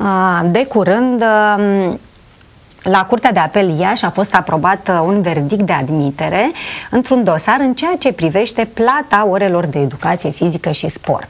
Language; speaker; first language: Romanian; native; Romanian